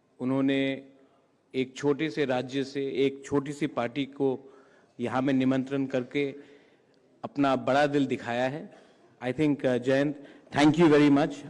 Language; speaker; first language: Hindi; non-native, local second language; Kok Borok